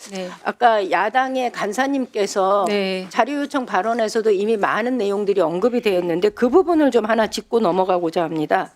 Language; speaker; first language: Korean; native; Korean